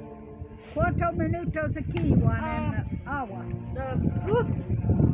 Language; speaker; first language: Spanish; non-native, learner; English